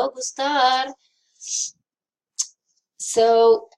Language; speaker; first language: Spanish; non-native, fluent; English